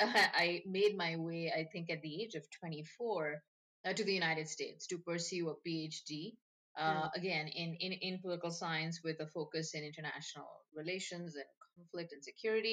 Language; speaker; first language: English; non-native, local second language; Bangla